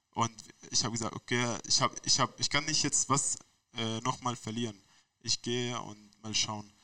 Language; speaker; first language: German; non-native, learner; Arabic